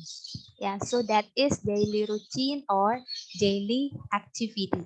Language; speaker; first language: English; non-native, fluent; Indonesian